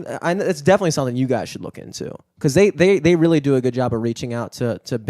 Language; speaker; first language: English; native; English